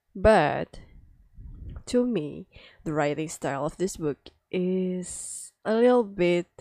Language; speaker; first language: English; non-native, fluent; Indonesian